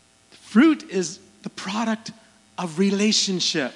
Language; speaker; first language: English; native; English